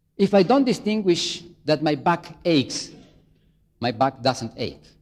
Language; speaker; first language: English; non-native, fluent; Spanish